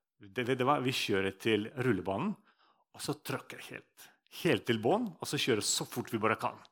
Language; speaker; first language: Norwegian; non-native, fluent; Russian